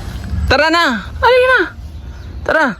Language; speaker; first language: Filipino; native; Filipino